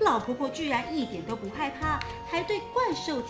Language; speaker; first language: Chinese; native; Chinese